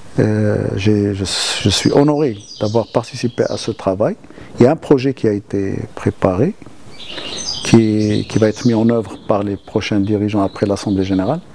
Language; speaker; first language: French; non-native, local second language; Arabic